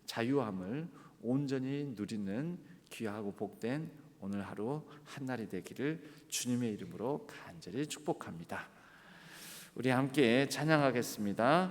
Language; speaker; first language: Korean; native; Korean